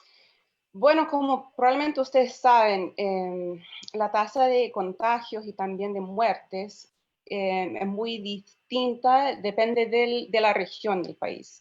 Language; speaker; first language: Spanish; non-native, fluent; English